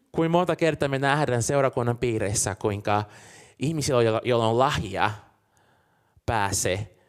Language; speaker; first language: Finnish; non-native, fluent; Portuguese